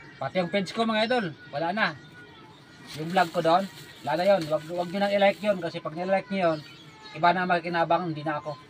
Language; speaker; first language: Filipino; non-native, local second language; Cebuano